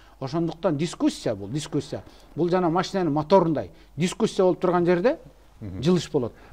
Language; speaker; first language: Kyrgyz; native; Kyrgyz